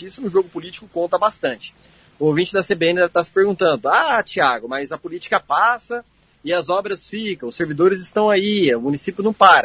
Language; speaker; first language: Portuguese; native; Portuguese